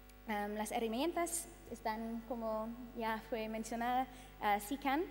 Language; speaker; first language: Spanish; non-native, fluent; English